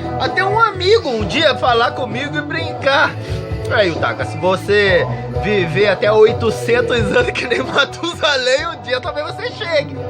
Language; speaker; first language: Portuguese; early bilingual, other home language; Japanese